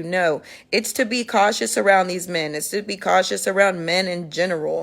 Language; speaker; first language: English; native; English